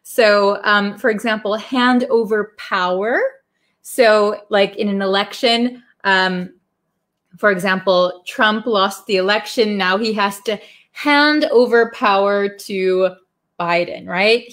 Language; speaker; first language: English; native; English